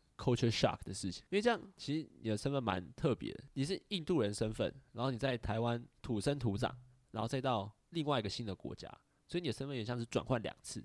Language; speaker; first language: Chinese; native; Chinese